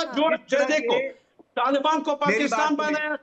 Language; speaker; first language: Hindi; non-native, fluent; Pashto